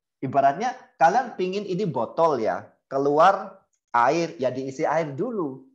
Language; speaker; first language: Indonesian; native; Indonesian